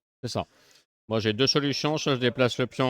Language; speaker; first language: French; native; French